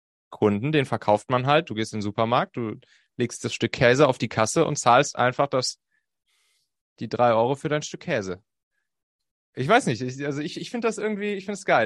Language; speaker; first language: German; native; German